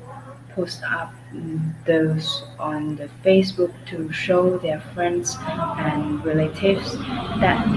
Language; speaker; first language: English; non-native, learner; Vietnamese